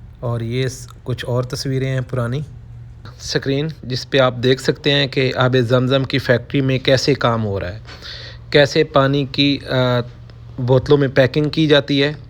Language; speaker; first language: Urdu; non-native, local second language; Punjabi